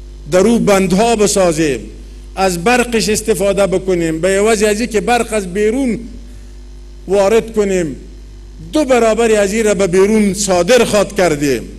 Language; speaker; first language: Persian; non-native, local second language; Pashto